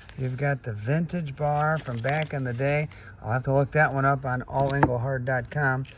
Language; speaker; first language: English; native; English